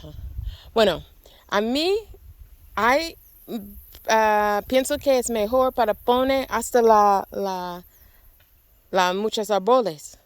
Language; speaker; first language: Spanish; non-native, learner; English